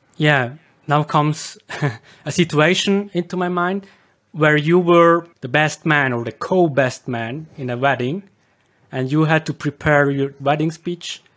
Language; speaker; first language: English; non-native, fluent; German